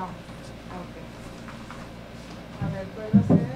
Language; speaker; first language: Spanish; early bilingual, other home language; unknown